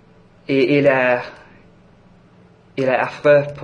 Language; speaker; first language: French; non-native, fluent; English